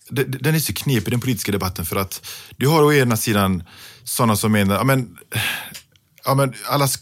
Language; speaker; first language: Swedish; early bilingual, other home language; Pashto